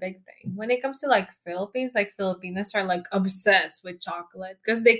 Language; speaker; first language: English; non-native, local second language; Filipino